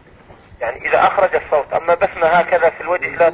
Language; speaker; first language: Arabic; native; Arabic